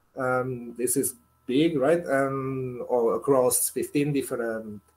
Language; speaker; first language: English; non-native, fluent; Spanish